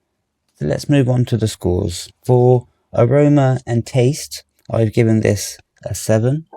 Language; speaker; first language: English; native; English